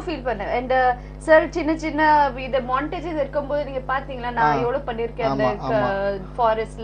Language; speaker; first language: Tamil; non-native, local second language; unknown